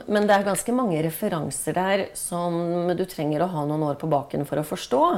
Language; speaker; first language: Norwegian; native; Norwegian